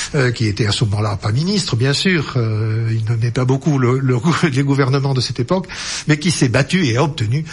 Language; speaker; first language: French; native; French